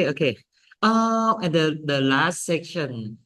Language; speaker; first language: English; non-native, learner; Thai